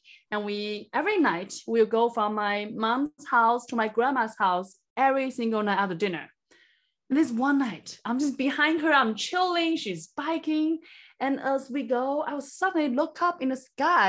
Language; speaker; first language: English; non-native, fluent; Chinese